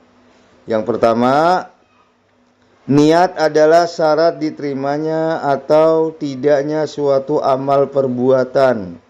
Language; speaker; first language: Indonesian; native; Indonesian